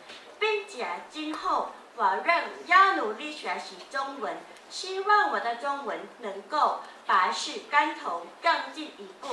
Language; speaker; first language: Chinese; non-native, learner; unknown